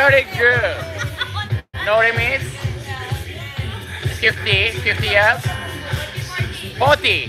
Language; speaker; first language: English; non-native, learner; Japanese